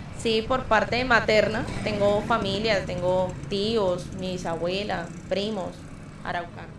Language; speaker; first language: Spanish; native; Spanish